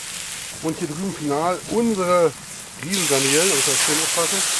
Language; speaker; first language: German; native; German